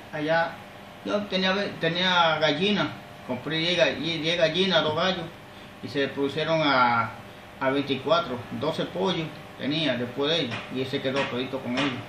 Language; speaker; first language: Spanish; native; Spanish